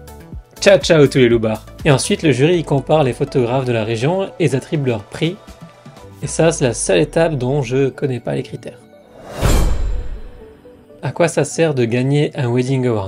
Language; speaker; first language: French; native; French